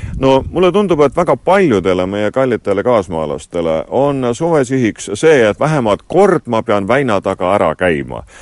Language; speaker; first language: Estonian; native; Estonian